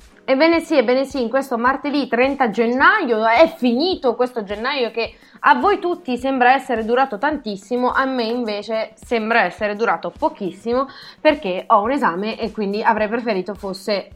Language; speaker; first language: Italian; native; Italian